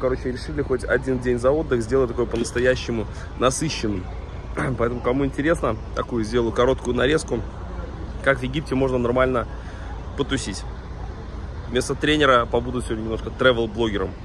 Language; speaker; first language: Russian; native; Russian